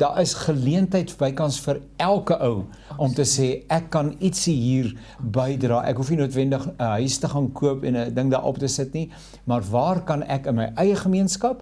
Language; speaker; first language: Afrikaans; native; Afrikaans